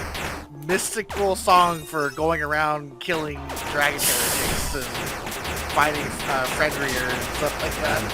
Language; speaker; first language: English; native; English